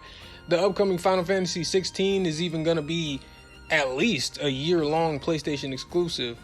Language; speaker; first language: English; native; English